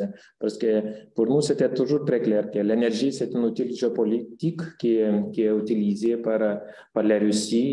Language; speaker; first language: French; non-native, fluent; Lithuanian